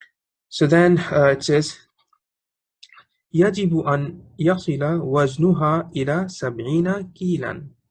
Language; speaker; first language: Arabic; non-native, fluent; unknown